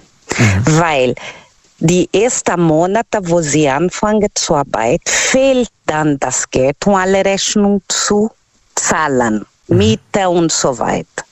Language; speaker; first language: German; non-native, learner; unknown